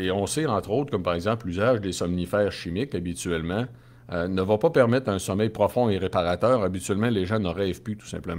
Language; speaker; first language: French; native; French